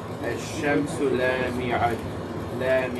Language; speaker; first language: Arabic; non-native, learner; English